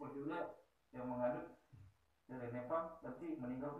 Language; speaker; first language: Indonesian; native; Indonesian